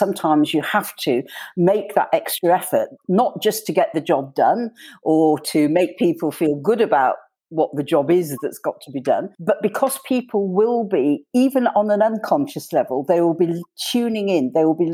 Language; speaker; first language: English; native; English